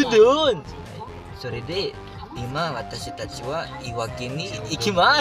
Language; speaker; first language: Japanese; non-native, learner; Pampanga